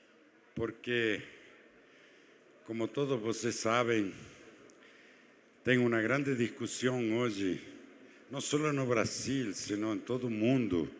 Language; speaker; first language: Portuguese; non-native, fluent; Spanish